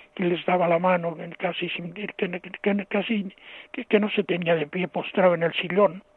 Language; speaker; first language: Spanish; native; Spanish